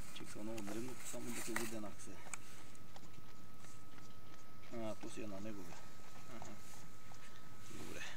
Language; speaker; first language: Bulgarian; native; Bulgarian